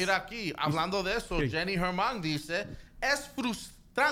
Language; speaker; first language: Spanish; early bilingual, other home language; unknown